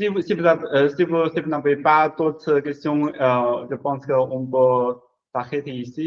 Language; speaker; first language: French; non-native, learner; Chinese